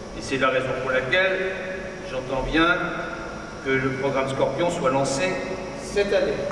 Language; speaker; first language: French; native; French